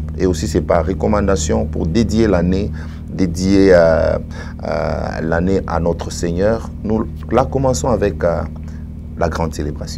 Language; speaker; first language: French; non-native, local second language; Swahili